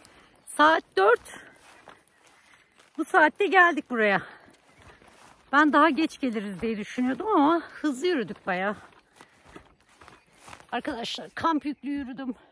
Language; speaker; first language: Turkish; native; Turkish